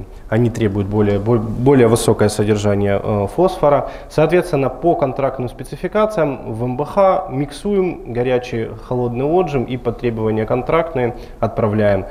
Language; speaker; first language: Russian; native; Russian